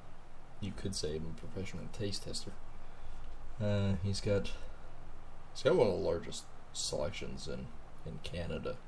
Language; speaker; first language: English; native; English